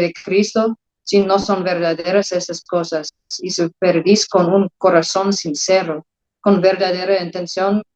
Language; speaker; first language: Spanish; non-native, learner; English